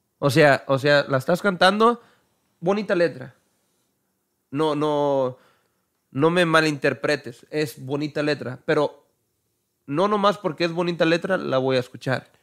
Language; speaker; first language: Spanish; early bilingual, heritage; Spanish